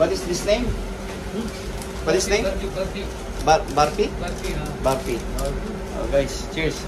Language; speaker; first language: English; non-native, learner; Filipino